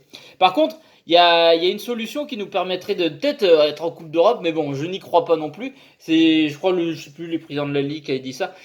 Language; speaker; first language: French; native; French